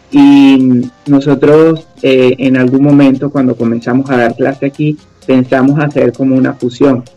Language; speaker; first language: Spanish; native; Spanish